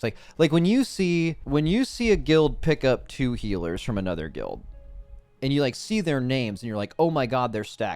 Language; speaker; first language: English; native; English